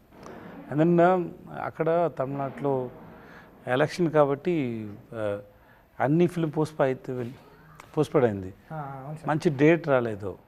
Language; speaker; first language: Telugu; non-native, learner; Tamil